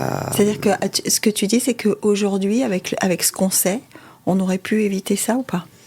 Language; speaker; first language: French; native; French